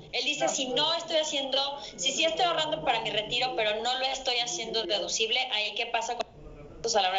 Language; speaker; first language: Spanish; native; Spanish